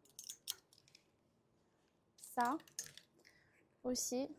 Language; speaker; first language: French; non-native, local second language; Arabic